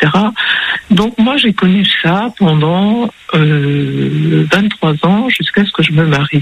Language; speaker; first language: French; early bilingual, other home language; Spanish